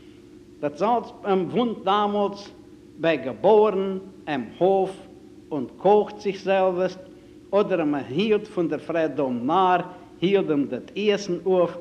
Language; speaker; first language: German; native; German